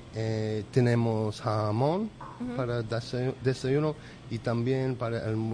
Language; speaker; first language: Spanish; non-native, learner; English